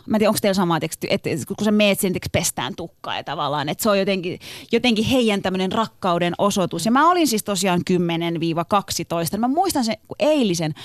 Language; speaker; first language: Finnish; early bilingual, other home language; Turkish